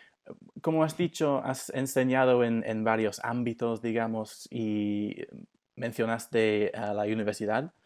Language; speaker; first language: Spanish; non-native, fluent; English